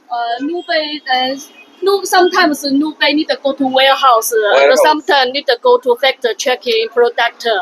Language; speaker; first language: English; non-native, learner; Chinese